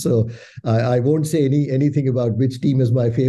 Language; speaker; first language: English; non-native, local second language; Urdu